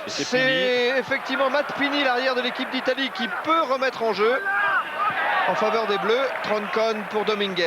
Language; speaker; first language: French; native; French